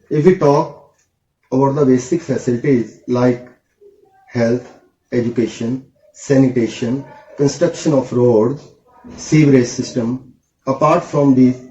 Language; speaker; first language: English; non-native, local second language; Punjabi